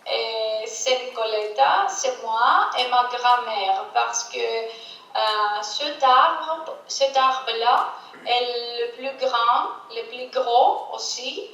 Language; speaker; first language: French; non-native, fluent; Greek